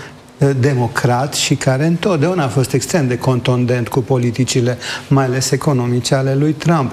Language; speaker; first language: Romanian; native; Romanian